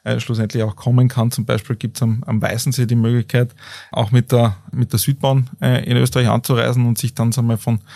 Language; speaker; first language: German; native; German